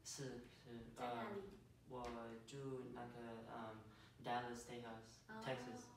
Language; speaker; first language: Chinese; non-native, learner; English